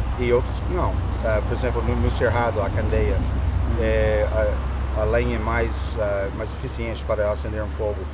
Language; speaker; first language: Portuguese; non-native, fluent; English